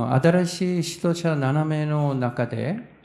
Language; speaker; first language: Japanese; non-native, fluent; Korean